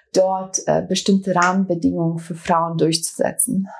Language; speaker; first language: German; early bilingual, other home language; Bosnian